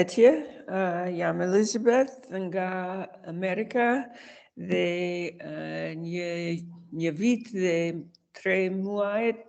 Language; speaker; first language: Albanian; non-native, learner; English